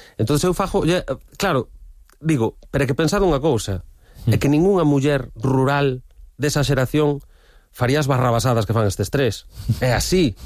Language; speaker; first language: Galician; native; Galician